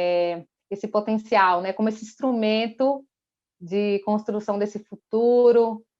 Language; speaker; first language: Portuguese; native; Portuguese